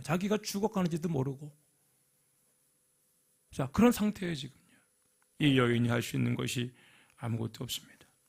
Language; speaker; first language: Korean; native; Korean